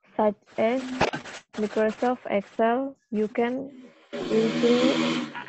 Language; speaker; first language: English; non-native, fluent; Indonesian